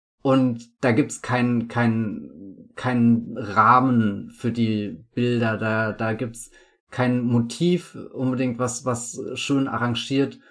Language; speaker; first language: German; native; German